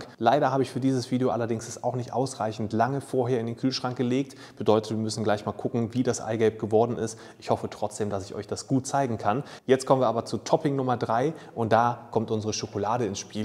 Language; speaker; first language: German; native; German